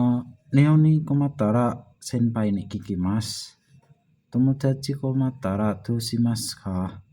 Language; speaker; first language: Japanese; non-native, learner; Indonesian